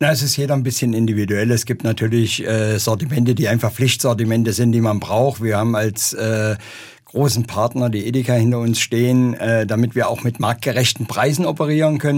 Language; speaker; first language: German; native; German